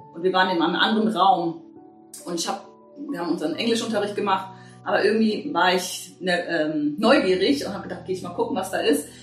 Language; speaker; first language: German; native; German